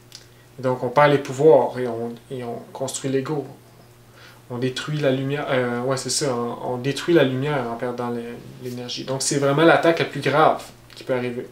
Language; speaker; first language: French; native; French